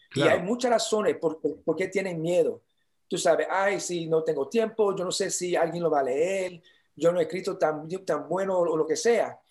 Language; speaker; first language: Spanish; early bilingual, heritage; Spanish